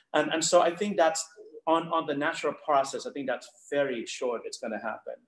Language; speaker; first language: English; non-native, fluent; Thai